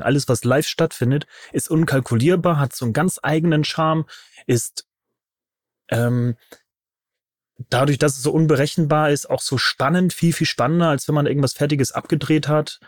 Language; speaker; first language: German; native; German